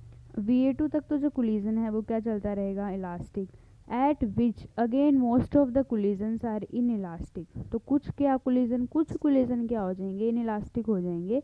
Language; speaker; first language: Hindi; native; Hindi